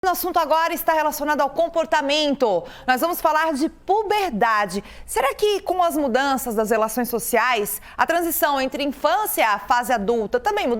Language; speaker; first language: Portuguese; native; Portuguese